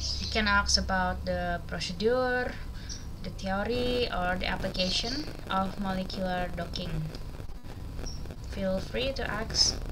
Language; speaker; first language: English; non-native, learner; Indonesian